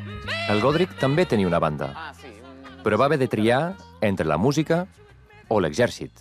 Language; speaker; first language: Catalan; non-native, fluent; Icelandic